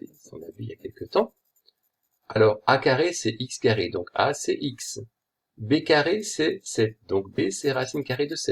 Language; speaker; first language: French; native; French